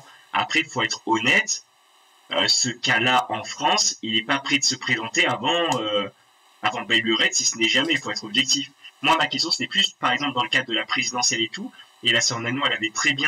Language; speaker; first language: French; native; French